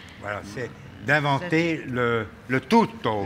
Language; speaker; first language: French; non-native, fluent; German